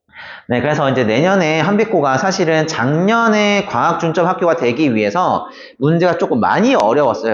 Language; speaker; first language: Korean; native; Korean